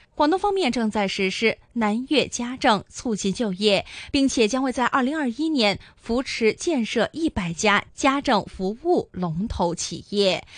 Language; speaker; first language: Chinese; non-native, local second language; Cantonese